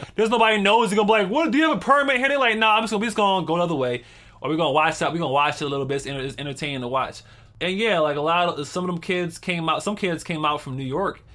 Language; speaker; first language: English; native; English